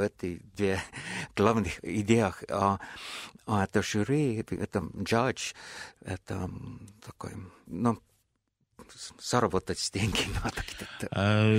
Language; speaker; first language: Russian; non-native, fluent; Estonian